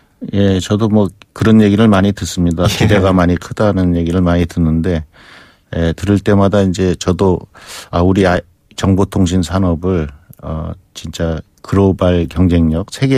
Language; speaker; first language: Korean; native; Korean